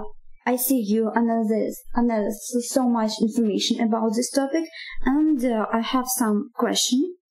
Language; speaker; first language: English; non-native, learner; Russian